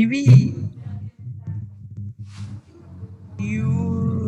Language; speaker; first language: English; non-native, learner; Spanish